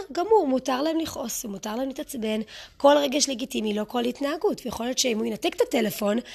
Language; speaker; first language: Hebrew; early bilingual, other home language; English